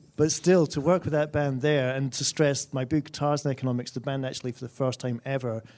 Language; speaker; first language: English; native; English